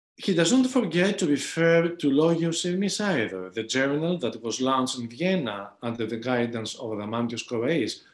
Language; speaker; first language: English; non-native, fluent; Greek